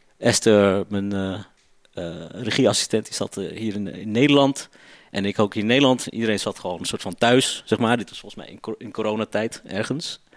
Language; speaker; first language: Dutch; native; Dutch